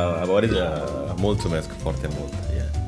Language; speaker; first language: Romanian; non-native, learner; Indonesian